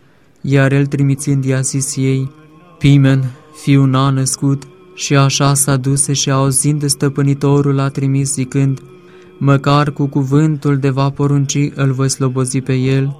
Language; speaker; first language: Romanian; native; Romanian